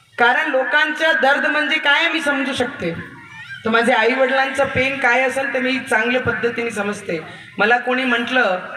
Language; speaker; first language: Marathi; non-native, local second language; Hindi